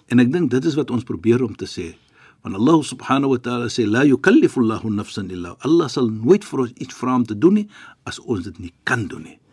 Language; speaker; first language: Afrikaans; non-native, fluent; Arabic